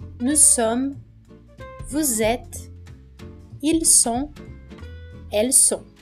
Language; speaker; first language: French; non-native, fluent; Portuguese